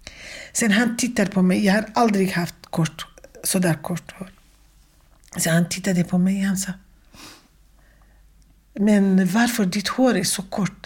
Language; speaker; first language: Swedish; non-native, fluent; Kurdish